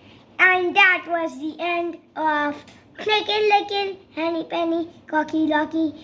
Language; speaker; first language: English; non-native, learner; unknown